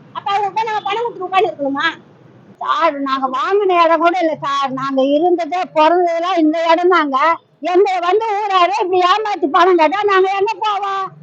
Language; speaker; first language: Tamil; native; Tamil